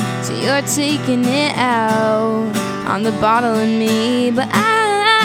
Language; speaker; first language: English; native; English